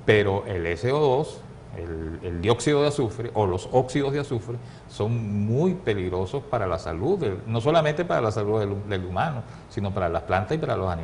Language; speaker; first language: Spanish; native; Spanish